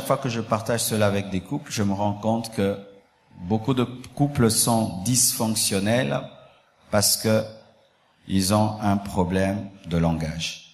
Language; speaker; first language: French; non-native, local second language; Lingala